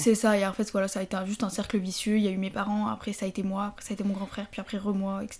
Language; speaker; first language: French; native; French